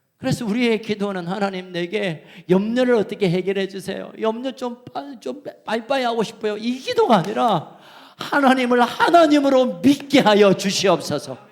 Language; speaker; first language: Korean; native; Korean